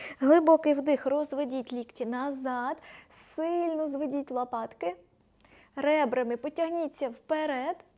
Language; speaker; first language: Ukrainian; non-native, local second language; Russian